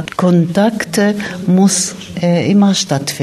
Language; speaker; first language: German; non-native, fluent; Arabic